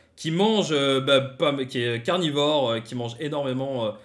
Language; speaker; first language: French; native; French